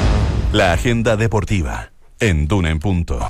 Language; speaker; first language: Spanish; native; Spanish